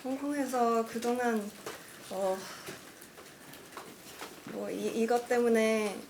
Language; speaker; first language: Korean; non-native, fluent; Cantonese